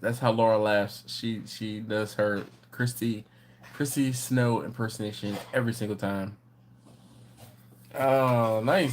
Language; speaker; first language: English; native; English